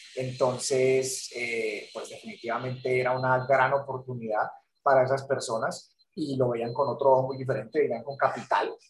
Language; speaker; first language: Spanish; native; Spanish